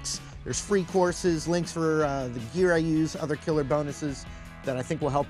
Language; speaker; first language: English; native; English